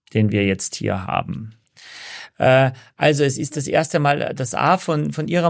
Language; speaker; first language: German; native; German